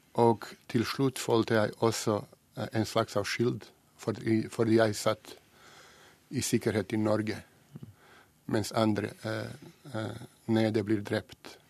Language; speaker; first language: Norwegian; non-native, fluent; Bosnian